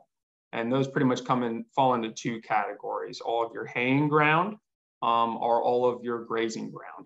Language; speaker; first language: English; native; English